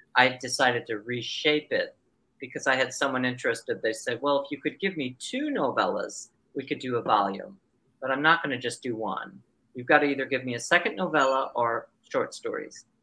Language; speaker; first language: English; native; English